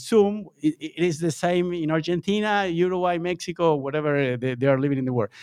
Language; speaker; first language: English; non-native, fluent; Spanish